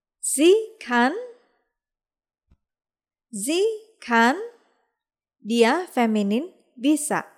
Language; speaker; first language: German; non-native, fluent; Indonesian